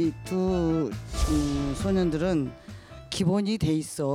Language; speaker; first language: Korean; native; Korean